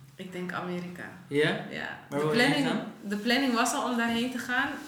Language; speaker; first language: Dutch; early bilingual, other home language; Persian